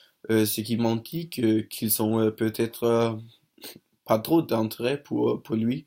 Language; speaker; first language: French; non-native, learner; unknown